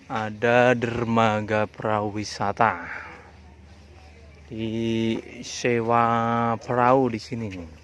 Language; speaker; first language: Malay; non-native, local second language; Javanese